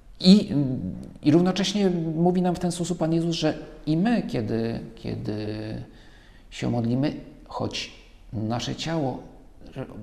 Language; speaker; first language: Polish; native; Polish